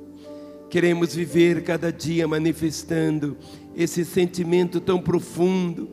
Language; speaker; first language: Portuguese; native; Portuguese